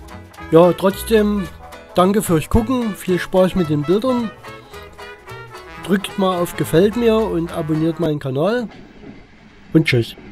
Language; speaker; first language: German; native; German